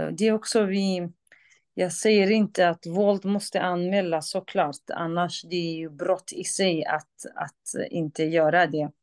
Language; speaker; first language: Swedish; non-native, fluent; Kurdish